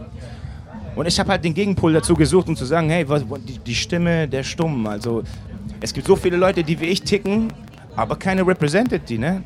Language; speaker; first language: German; native; German